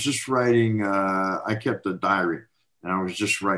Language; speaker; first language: English; native; English